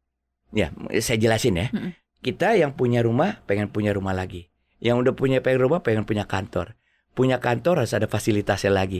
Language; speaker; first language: Indonesian; native; Indonesian